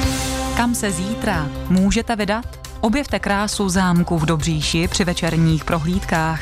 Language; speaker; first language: Czech; native; Czech